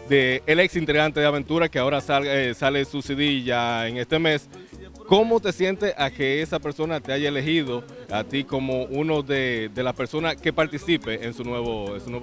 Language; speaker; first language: Spanish; native; Spanish